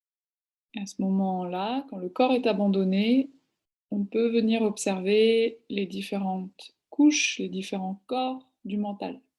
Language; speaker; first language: French; native; French